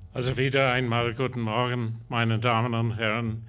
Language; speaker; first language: German; non-native, fluent; English